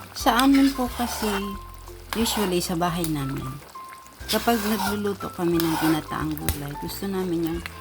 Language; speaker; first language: Filipino; non-native, local second language; Bikol